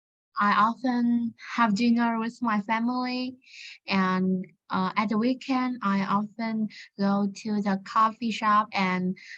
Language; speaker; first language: English; non-native, learner; Vietnamese